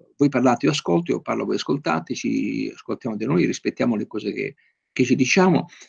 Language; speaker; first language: Italian; native; Italian